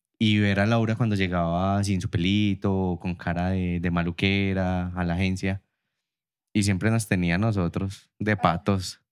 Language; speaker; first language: Spanish; native; Spanish